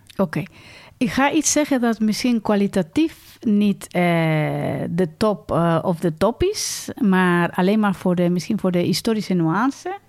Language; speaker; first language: Dutch; non-native, fluent; Spanish